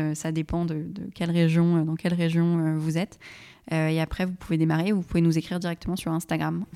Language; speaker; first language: French; non-native, local second language; Arabic